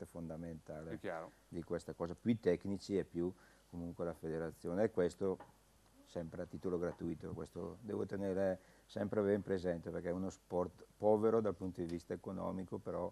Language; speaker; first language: Italian; native; Italian